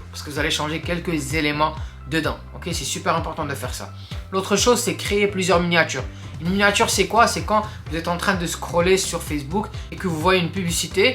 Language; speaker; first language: French; native; French